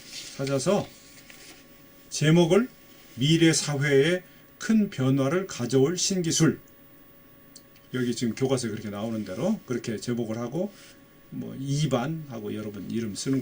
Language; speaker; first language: Korean; native; Korean